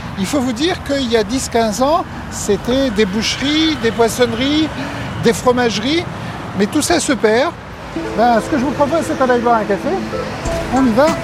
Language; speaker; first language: French; native; French